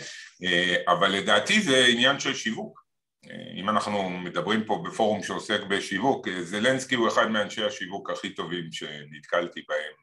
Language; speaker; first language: Hebrew; native; Hebrew